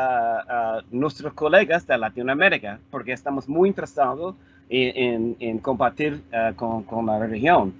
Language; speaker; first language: Spanish; non-native, fluent; English